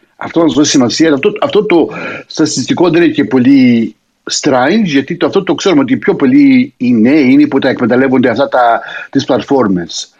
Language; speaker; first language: Greek; early bilingual, heritage; Greek